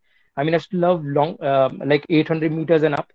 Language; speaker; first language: English; non-native, local second language; Telugu